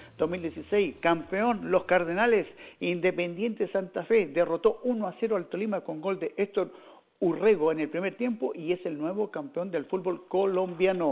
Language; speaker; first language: Spanish; native; Spanish